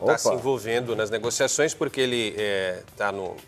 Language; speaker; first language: Portuguese; native; Portuguese